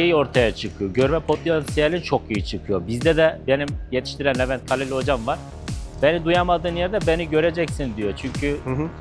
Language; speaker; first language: Turkish; native; Turkish